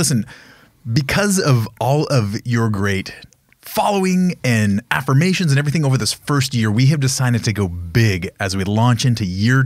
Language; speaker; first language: English; native; English